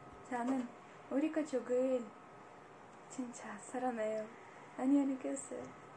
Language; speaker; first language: Korean; non-native, learner; Russian